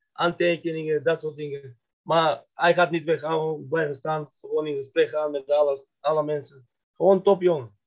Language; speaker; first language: Dutch; non-native, fluent; Macedonian